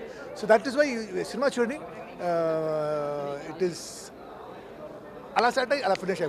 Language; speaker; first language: Telugu; non-native, fluent; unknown